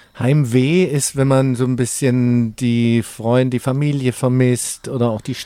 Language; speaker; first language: German; native; German